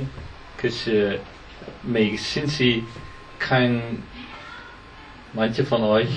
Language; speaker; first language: Chinese; non-native, learner; Dutch